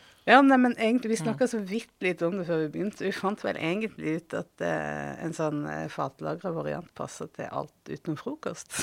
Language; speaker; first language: Norwegian; native; Norwegian